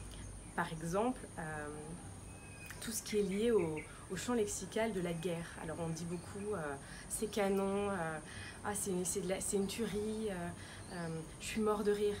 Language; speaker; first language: French; native; French